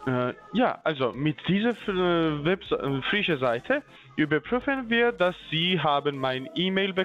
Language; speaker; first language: German; non-native, learner; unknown